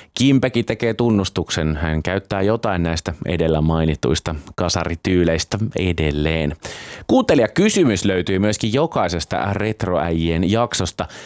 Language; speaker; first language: Finnish; native; Finnish